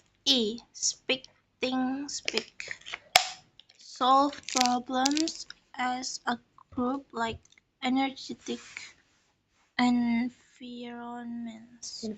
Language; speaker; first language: English; non-native, learner; Indonesian